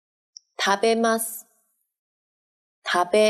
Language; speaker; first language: Japanese; non-native, learner; Chinese